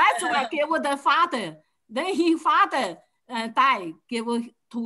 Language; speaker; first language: English; non-native, learner; Chinese